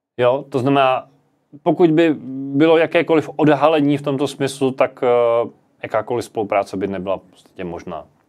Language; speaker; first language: Czech; native; Czech